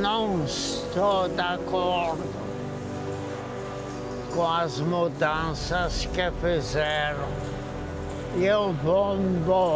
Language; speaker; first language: Portuguese; non-native, fluent; Polish